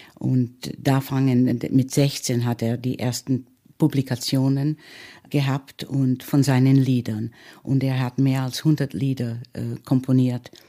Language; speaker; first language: German; early bilingual, heritage; German